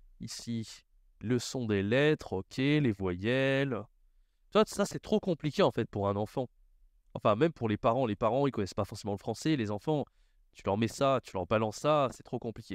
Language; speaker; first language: French; native; French